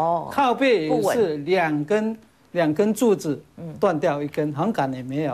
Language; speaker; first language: Chinese; native; Chinese